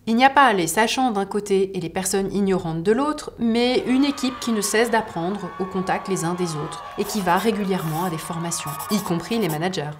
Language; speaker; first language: French; native; French